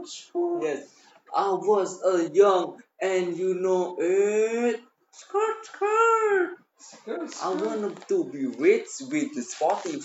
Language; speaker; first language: English; non-native, learner; Indonesian